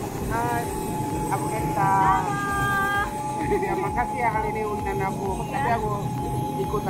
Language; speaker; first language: Indonesian; native; Indonesian